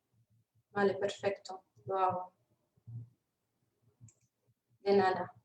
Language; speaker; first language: Spanish; non-native, fluent; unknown